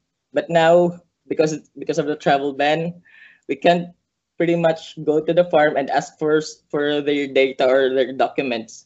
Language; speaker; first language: English; non-native, local second language; Cebuano